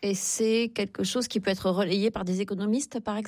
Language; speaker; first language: French; native; French